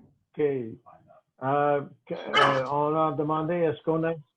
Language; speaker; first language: French; non-native, local second language; English